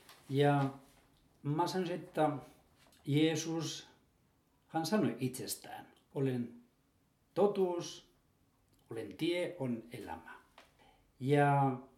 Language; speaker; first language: Finnish; non-native, fluent; Spanish